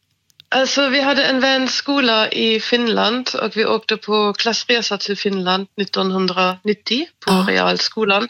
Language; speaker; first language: Swedish; non-native, fluent; German